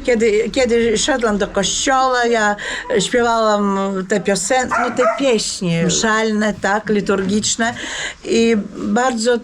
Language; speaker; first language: Polish; non-native, learner; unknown